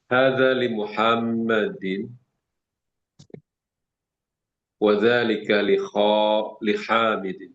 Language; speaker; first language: Arabic; non-native, learner; Indonesian